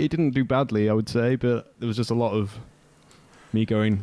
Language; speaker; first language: English; native; English